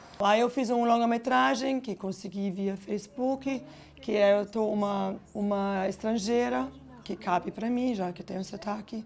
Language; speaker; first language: Portuguese; non-native, fluent; German